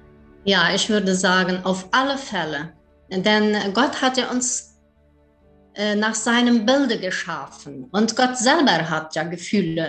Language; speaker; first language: German; early bilingual, heritage; German